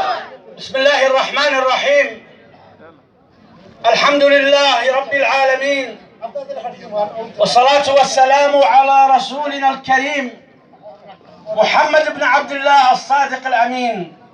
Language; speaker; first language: Arabic; non-native, fluent; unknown